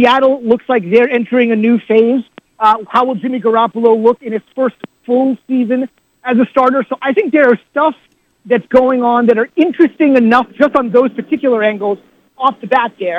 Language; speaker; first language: English; native; English